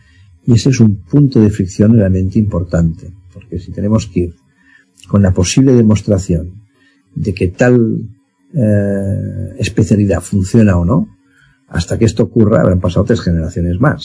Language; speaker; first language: Spanish; native; Spanish